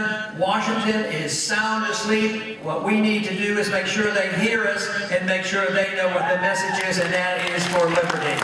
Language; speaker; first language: English; native; English